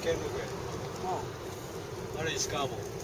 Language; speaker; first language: Japanese; native; Japanese